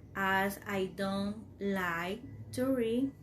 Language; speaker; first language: English; non-native, learner; Spanish